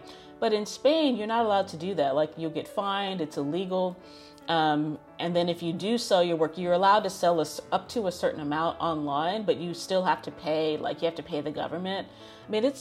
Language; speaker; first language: English; native; English